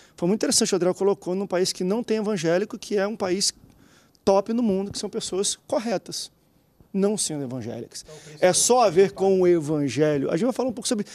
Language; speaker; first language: Portuguese; native; Portuguese